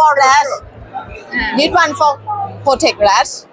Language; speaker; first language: English; non-native, fluent; Thai